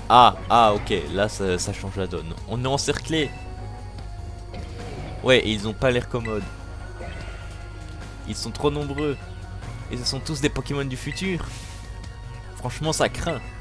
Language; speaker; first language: French; native; French